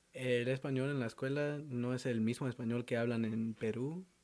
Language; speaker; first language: Spanish; early bilingual, heritage; Spanish